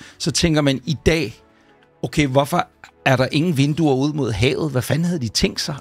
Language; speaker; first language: Danish; native; Danish